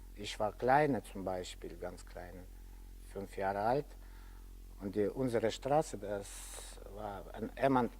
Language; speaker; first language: German; non-native, learner; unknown